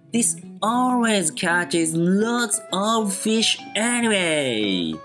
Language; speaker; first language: English; non-native, fluent; Japanese